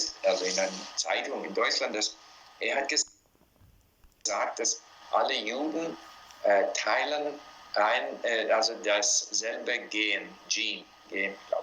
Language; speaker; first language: German; non-native, fluent; English